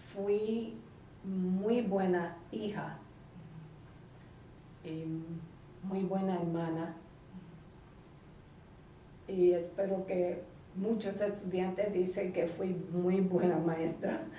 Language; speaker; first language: Spanish; early bilingual, heritage; Spanish